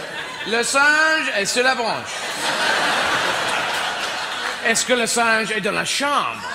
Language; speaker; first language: French; non-native, fluent; English